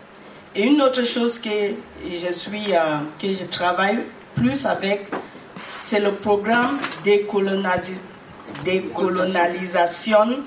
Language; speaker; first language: French; non-native, learner; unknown